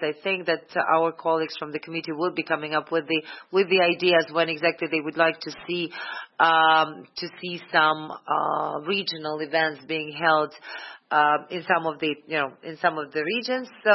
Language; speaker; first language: English; non-native, fluent; Ukrainian